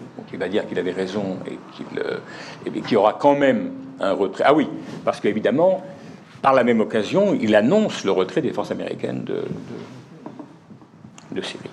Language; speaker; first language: French; native; French